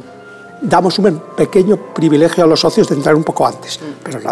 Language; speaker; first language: Spanish; native; Spanish